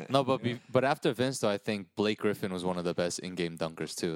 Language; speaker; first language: English; early bilingual, other home language; Korean